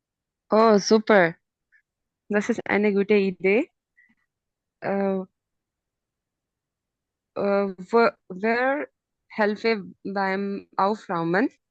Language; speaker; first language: German; non-native, learner; Urdu